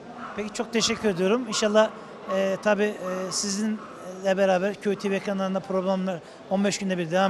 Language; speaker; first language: Turkish; native; Turkish